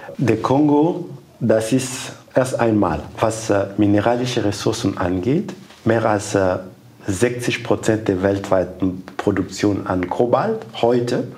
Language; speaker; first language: German; non-native, fluent; Lingala